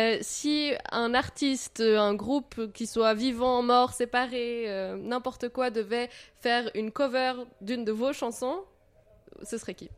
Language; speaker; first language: French; native; French